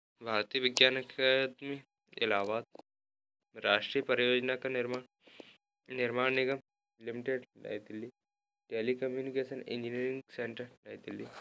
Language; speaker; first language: Hindi; native; Hindi